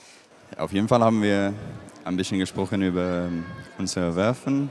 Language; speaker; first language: German; non-native, learner; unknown